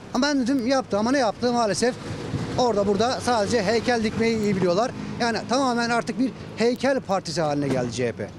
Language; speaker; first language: Turkish; native; Turkish